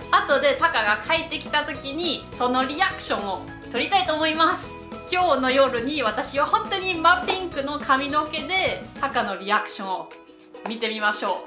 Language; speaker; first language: Japanese; non-native, fluent; German